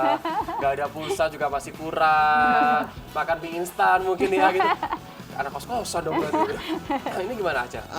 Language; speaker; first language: Indonesian; native; Indonesian